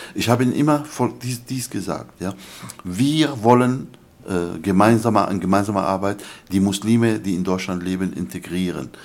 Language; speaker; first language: German; non-native, fluent; Arabic